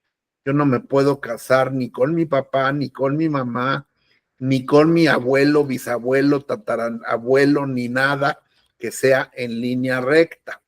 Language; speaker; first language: Spanish; native; Spanish